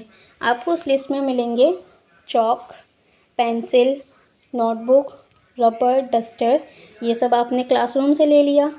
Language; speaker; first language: Hindi; native; Hindi